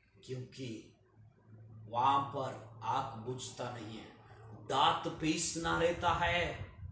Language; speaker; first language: Hindi; non-native, local second language; Telugu